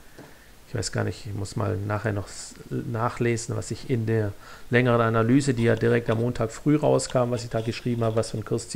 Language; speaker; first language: German; native; German